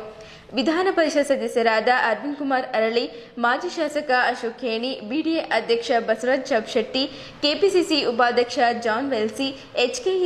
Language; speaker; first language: Kannada; native; Kannada